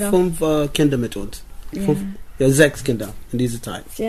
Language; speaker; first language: German; non-native, learner; English